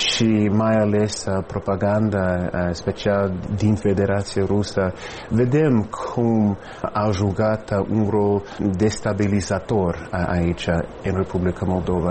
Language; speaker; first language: Romanian; non-native, fluent; English